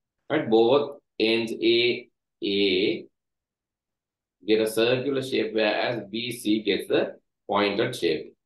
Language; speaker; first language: English; non-native, local second language; Sinhala